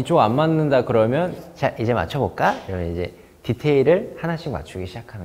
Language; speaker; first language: Korean; native; Korean